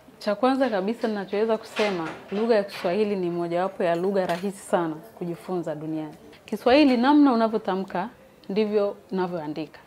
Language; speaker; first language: Swahili; native; Swahili